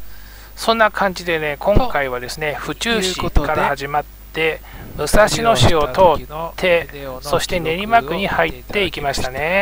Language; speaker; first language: Japanese; native; Japanese